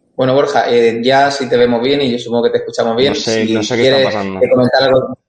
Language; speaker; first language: Spanish; native; Spanish